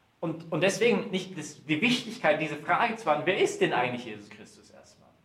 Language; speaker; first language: German; early bilingual, heritage; German